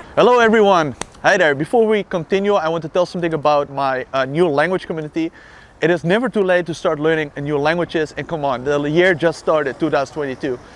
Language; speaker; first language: English; non-native, fluent; Dutch